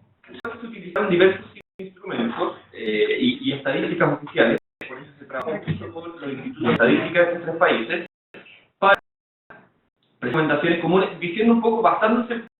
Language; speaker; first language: Spanish; native; Spanish